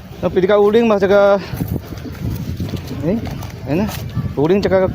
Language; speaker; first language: Filipino; non-native, local second language; Cebuano